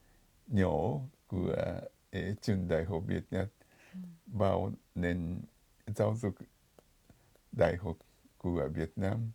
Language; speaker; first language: Vietnamese; non-native, fluent; Japanese